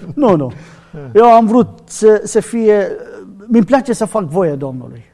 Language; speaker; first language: Romanian; non-native, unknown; Arabic